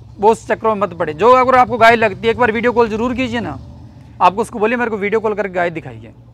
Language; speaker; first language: Hindi; native; Hindi